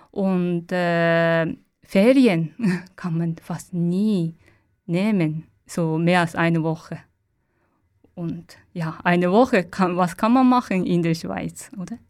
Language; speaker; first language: German; non-native, learner; Japanese